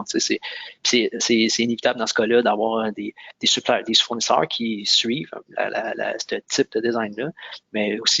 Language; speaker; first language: French; native; French